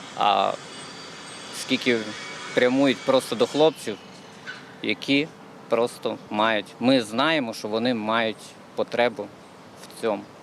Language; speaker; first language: Ukrainian; native; Ukrainian